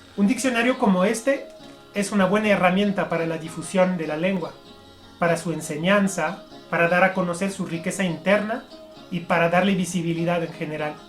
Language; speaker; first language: Spanish; non-native, fluent; French